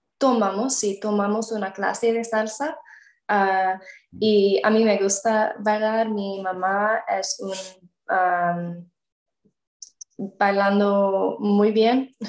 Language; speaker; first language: Spanish; non-native, learner; English